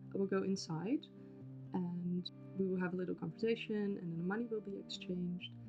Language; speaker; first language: English; non-native, fluent; Dutch